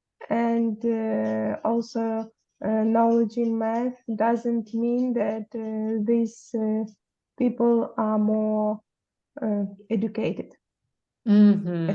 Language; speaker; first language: English; non-native, fluent; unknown